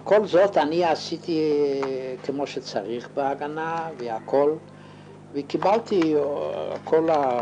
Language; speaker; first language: Hebrew; non-native, fluent; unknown